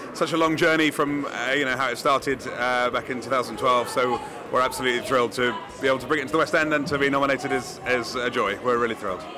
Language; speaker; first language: English; native; English